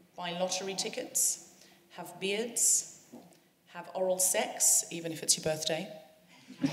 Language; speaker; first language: English; native; English